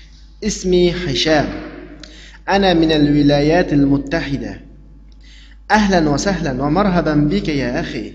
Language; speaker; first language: Arabic; non-native, fluent; Uyghur